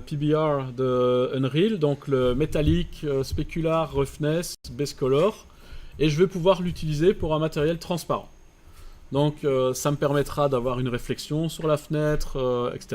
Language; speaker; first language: French; native; French